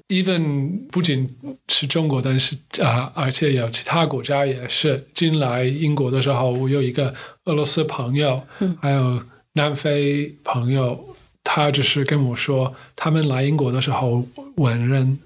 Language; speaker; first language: Chinese; non-native, fluent; English